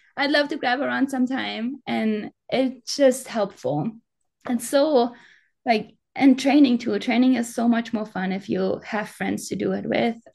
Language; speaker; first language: English; non-native, fluent; German